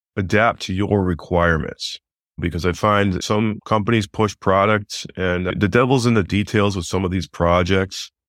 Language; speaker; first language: English; native; English